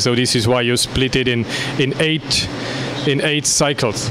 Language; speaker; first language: English; non-native, fluent; German